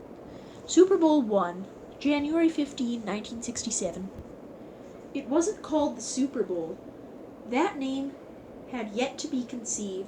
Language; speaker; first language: English; native; English